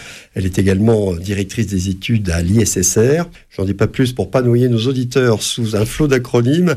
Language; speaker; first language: French; native; French